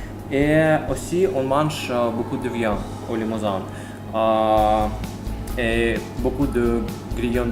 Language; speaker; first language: French; non-native, fluent; Russian